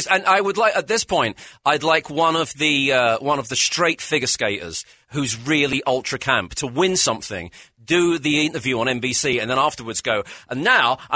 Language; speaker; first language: English; native; English